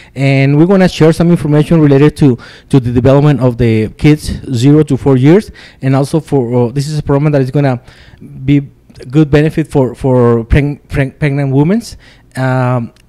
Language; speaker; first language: English; non-native, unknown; Spanish